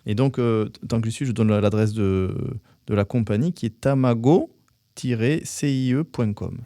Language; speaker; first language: French; native; French